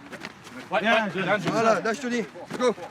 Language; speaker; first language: French; native; French